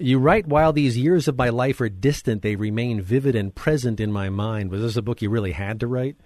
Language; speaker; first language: English; native; English